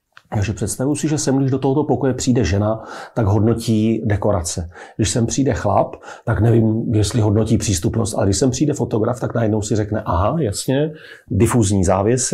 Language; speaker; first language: Czech; native; Czech